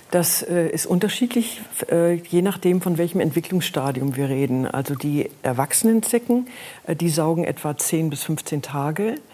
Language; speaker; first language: German; native; German